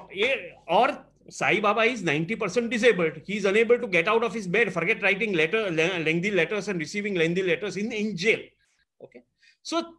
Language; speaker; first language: Hindi; non-native, local second language; Gujarati